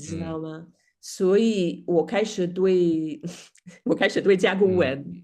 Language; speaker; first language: Chinese; non-native, fluent; French